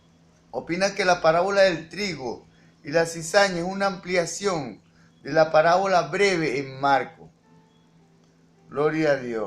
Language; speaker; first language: Spanish; native; Spanish